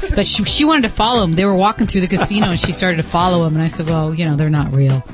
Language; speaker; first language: English; native; English